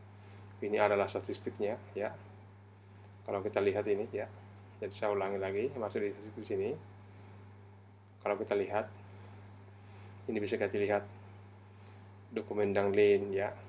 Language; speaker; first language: Indonesian; native; Indonesian